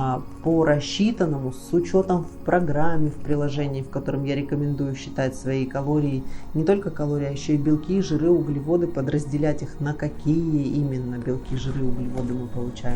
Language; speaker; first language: Russian; native; Russian